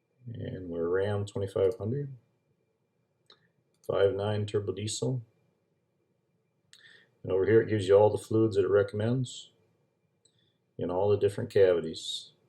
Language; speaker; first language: English; native; English